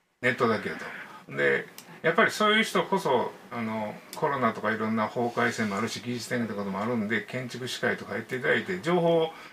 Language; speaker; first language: Japanese; native; Japanese